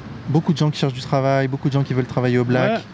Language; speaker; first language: French; native; French